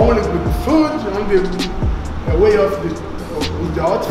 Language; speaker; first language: English; non-native, learner; Portuguese